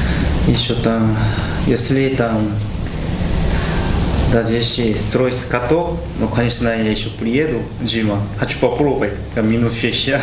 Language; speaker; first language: Russian; non-native, learner; Korean